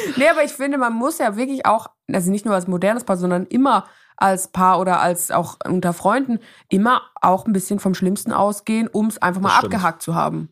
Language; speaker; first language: German; native; German